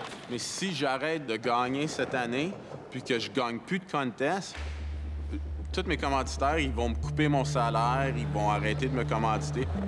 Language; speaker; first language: French; native; French